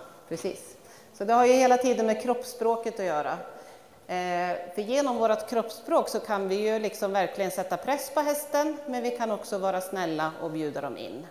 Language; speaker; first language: Swedish; native; Swedish